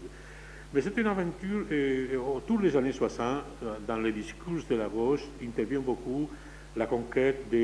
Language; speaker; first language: French; non-native, fluent; Spanish